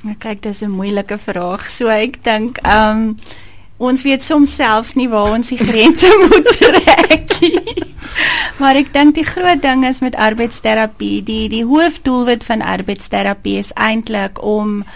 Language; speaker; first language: Afrikaans; non-native, fluent; German